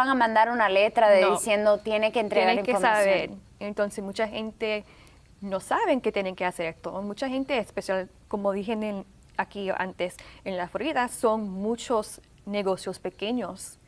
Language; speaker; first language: Spanish; early bilingual, heritage; Spanish